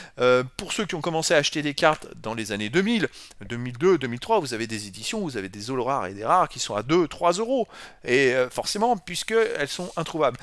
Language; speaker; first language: French; native; French